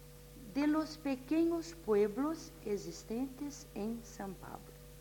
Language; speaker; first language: Spanish; non-native, fluent; Portuguese